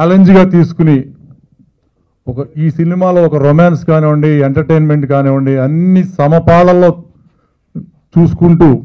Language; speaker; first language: Telugu; native; Telugu